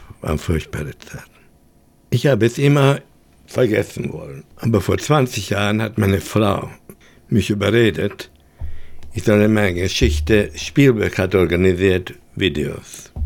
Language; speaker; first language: German; early bilingual, heritage; German